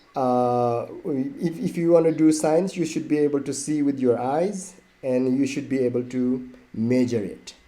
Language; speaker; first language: English; non-native, local second language; Nepali